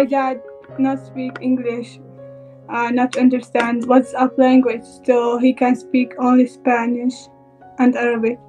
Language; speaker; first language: English; non-native, learner; Arabic